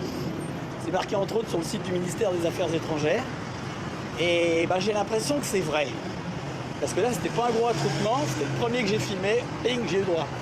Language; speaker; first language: French; native; French